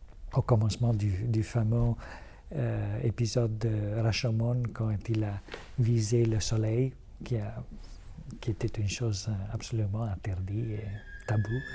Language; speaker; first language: French; non-native, fluent; Italian